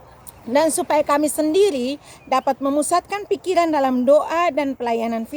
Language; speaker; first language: Indonesian; native; Indonesian